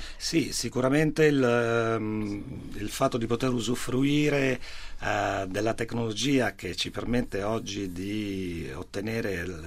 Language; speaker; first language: Italian; native; Italian